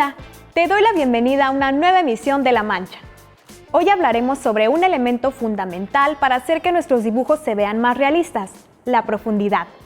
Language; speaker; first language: Spanish; native; Spanish